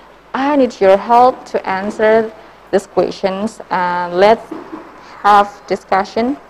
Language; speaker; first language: English; non-native, learner; Indonesian